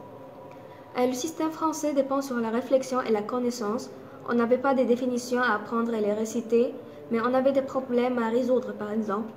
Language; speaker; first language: French; non-native, fluent; Arabic